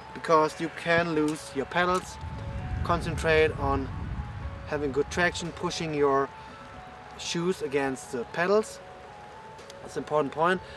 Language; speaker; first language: English; non-native, fluent; German